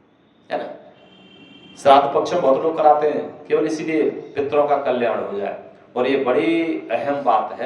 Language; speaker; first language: Hindi; native; Hindi